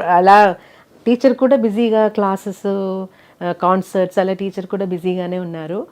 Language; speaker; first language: Telugu; non-native, fluent; Malayalam